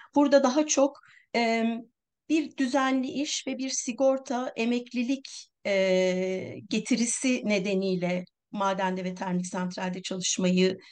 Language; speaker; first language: Turkish; native; Turkish